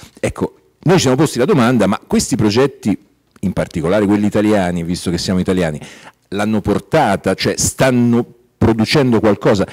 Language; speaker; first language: Italian; native; Italian